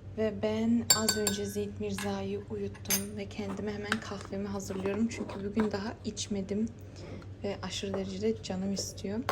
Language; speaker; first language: Turkish; early bilingual, heritage; Turkish